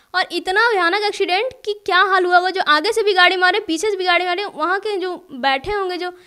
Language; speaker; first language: Hindi; native; Hindi